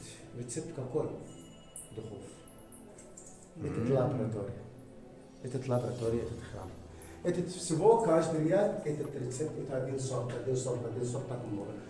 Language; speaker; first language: Russian; non-native, learner; Arabic